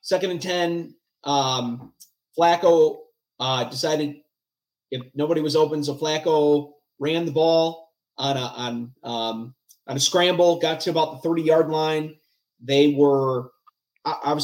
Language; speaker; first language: English; native; English